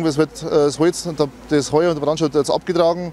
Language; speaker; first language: German; native; German